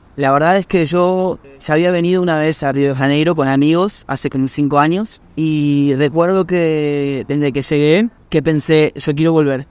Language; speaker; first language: Spanish; native; Spanish